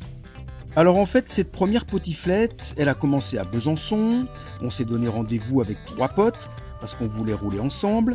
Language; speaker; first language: French; native; French